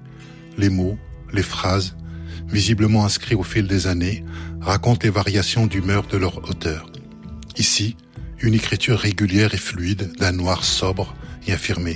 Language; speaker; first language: French; early bilingual, other home language; Arabic